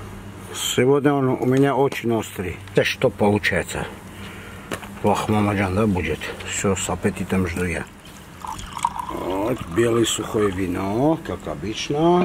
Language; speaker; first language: Russian; non-native, fluent; Armenian